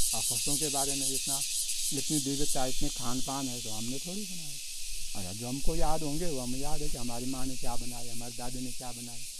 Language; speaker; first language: Hindi; native; Hindi